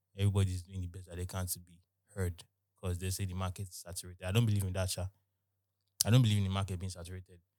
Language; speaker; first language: English; non-native, local second language; Yoruba